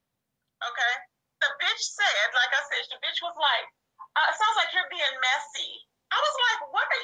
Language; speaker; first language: English; native; English